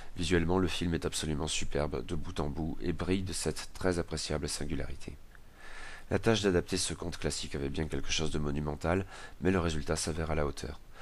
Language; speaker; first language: French; native; French